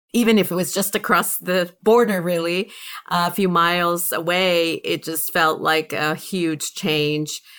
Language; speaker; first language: English; early bilingual, other home language; Spanish